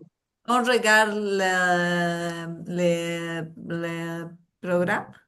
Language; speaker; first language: French; non-native, learner; Spanish